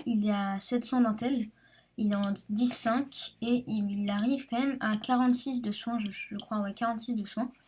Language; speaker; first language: French; native; French